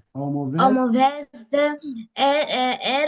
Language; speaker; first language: French; non-native, learner; Arabic